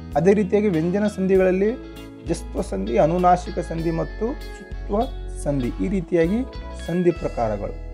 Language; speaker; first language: Kannada; non-native, local second language; Urdu